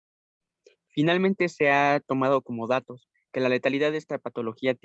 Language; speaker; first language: Spanish; native; Spanish